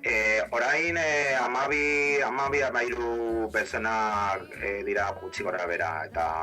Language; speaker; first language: Basque; non-native, learner; Spanish